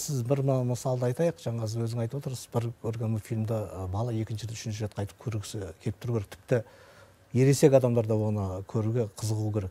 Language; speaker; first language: Kazakh; native; Kazakh